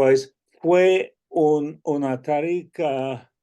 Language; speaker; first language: Spanish; non-native, fluent; English